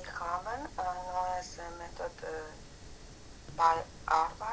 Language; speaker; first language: German; non-native, learner; Ukrainian